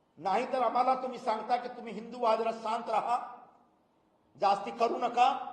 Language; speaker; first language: Marathi; non-native, local second language; Hindi